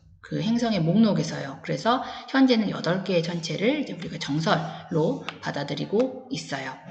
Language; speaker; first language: Korean; native; Korean